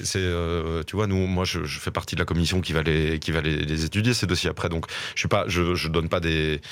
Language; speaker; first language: French; native; French